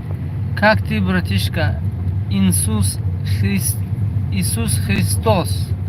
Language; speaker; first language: Russian; non-native, learner; Tajik